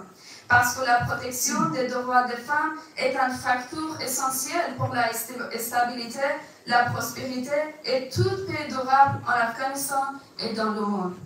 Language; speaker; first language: French; non-native, fluent; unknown